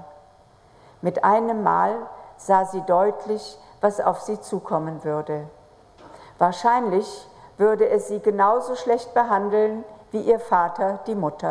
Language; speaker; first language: German; native; German